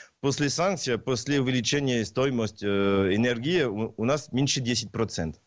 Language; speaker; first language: Russian; non-native, learner; French